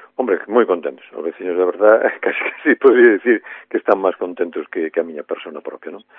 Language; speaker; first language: Galician; native; Galician